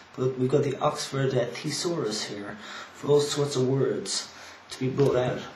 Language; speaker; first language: English; native; English